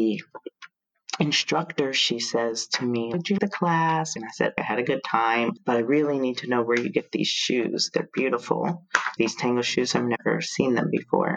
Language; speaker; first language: English; native; English